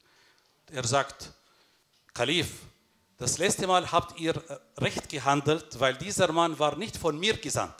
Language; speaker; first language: German; non-native, fluent; Arabic